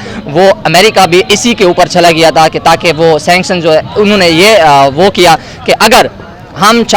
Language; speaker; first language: Hindi; non-native, local second language; Pashto